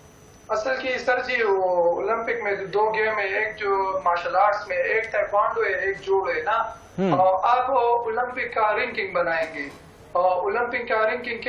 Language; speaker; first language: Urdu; non-native, local second language; Pashto